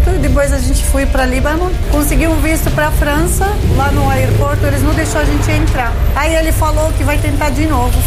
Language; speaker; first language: Portuguese; non-native, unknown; Arabic